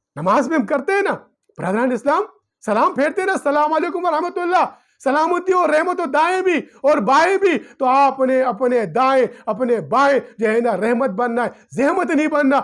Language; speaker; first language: Urdu; non-native, local second language; Pashto